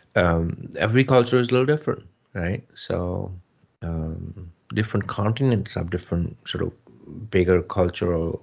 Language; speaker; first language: English; non-native, local second language; Punjabi